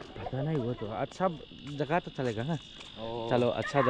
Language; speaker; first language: Hindi; non-native, local second language; Mizo